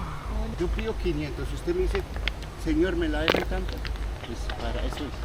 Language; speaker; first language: Spanish; native; Spanish